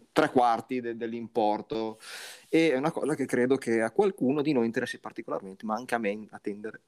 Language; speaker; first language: Italian; native; Italian